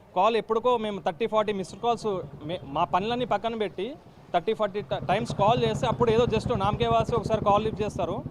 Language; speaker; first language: Telugu; native; Telugu